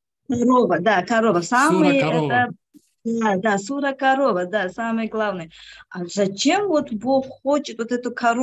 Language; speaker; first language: Russian; non-native, local second language; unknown